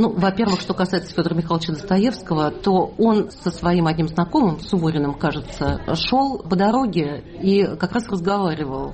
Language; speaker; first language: Russian; native; Russian